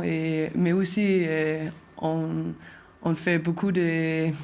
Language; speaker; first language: French; non-native, learner; Danish